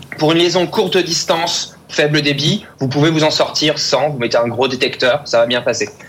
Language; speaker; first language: French; native; French